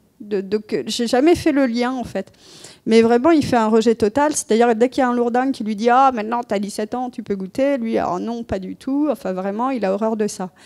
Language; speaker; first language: French; native; French